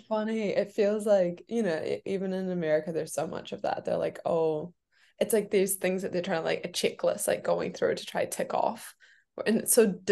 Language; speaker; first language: English; native; English